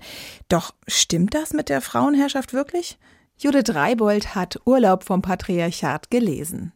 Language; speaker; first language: German; native; German